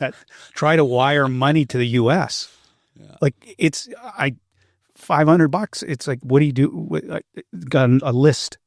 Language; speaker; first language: English; native; English